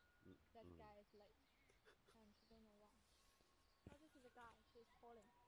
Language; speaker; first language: English; non-native, learner; Chinese